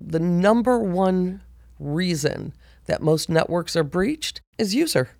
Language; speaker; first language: English; native; English